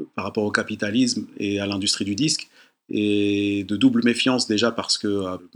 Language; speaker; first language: French; native; French